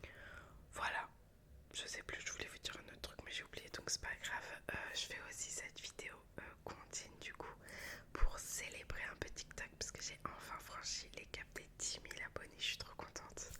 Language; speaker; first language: French; native; French